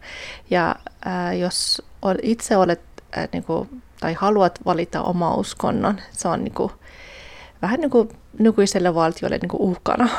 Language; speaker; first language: Finnish; non-native, fluent; Persian